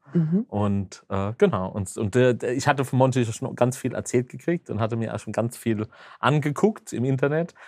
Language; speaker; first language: German; native; German